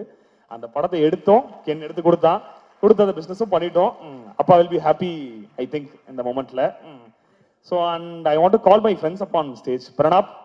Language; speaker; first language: Tamil; native; Tamil